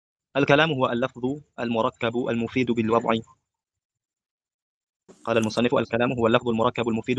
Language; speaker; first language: Arabic; non-native, fluent; Indonesian